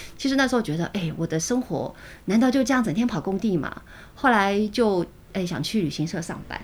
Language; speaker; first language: Chinese; native; Chinese